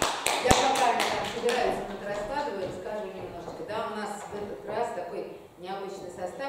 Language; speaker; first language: Russian; native; Russian